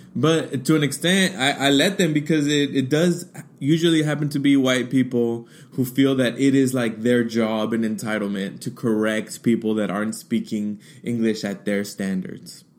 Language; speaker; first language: English; early bilingual, other home language; Spanish